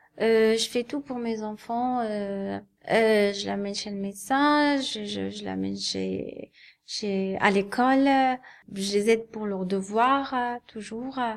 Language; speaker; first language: French; non-native, fluent; Arabic